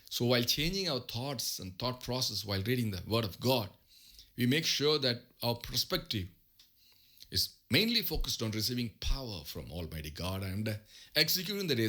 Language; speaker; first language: English; non-native, local second language; Tamil